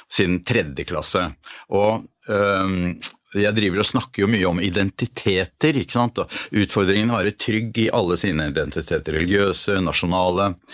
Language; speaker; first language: Norwegian; early bilingual, other home language; Hungarian